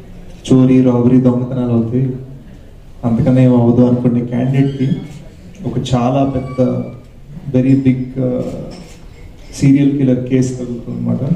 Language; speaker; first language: Telugu; early bilingual, heritage; Telugu